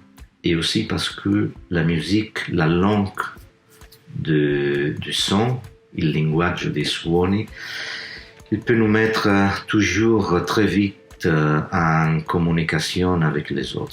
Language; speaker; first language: French; non-native, fluent; Italian